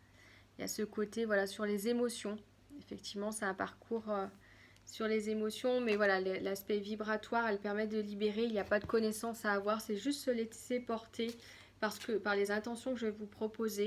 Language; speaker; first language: French; native; French